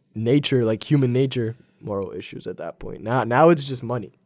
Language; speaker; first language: English; early bilingual, other home language; Polish